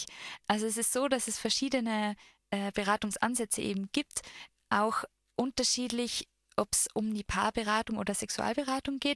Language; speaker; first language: German; native; German